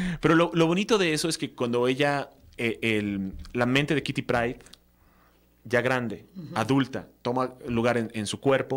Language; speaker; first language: Spanish; native; Spanish